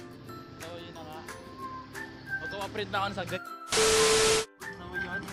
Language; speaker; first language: Filipino; native; Filipino